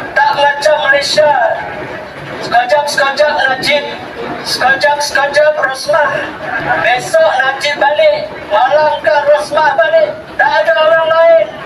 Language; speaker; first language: Malay; native; Malay